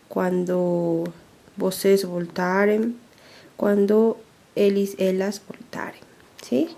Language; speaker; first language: Portuguese; non-native, fluent; Spanish